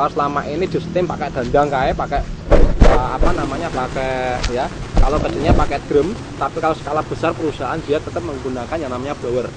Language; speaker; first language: Indonesian; non-native, local second language; Javanese